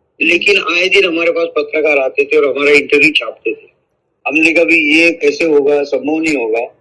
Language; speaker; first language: Hindi; non-native, local second language; Marathi